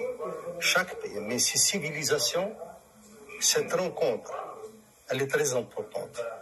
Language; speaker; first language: French; non-native, local second language; Arabic